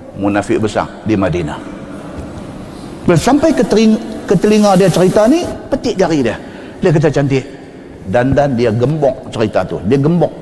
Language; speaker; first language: Malay; native; Malay